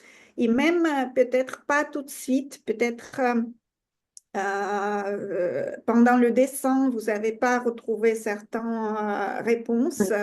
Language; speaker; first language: French; non-native, fluent; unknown